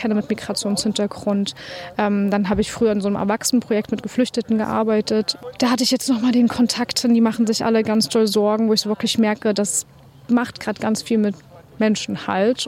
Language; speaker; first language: German; native; German